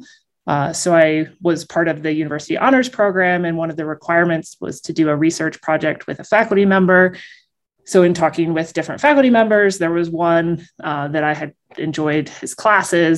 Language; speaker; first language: English; native; English